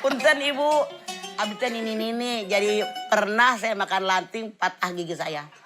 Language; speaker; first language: Indonesian; native; Indonesian